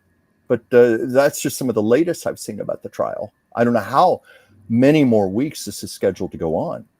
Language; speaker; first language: English; native; English